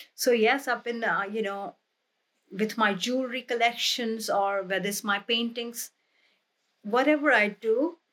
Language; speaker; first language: English; non-native, local second language; Hindi